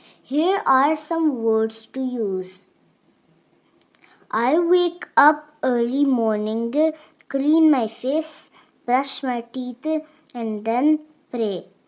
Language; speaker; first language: English; non-native, local second language; Urdu